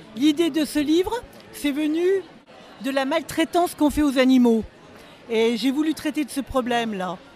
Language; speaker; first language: French; native; French